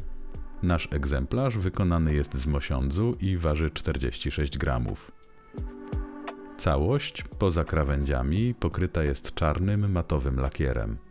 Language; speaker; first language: Polish; native; Polish